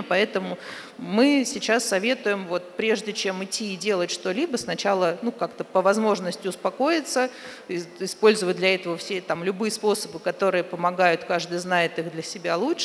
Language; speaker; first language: Russian; native; Russian